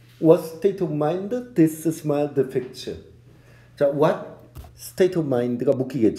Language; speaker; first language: English; non-native, fluent; Korean